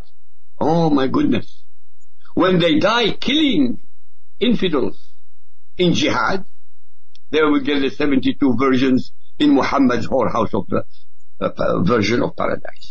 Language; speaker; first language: English; non-native, fluent; Arabic